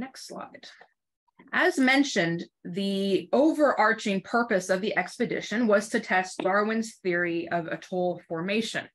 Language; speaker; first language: English; native; English